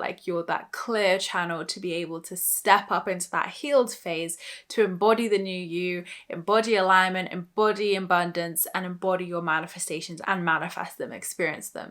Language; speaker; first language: English; native; English